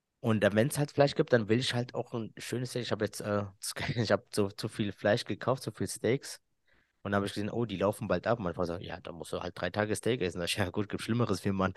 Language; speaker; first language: German; early bilingual, other home language; Arabic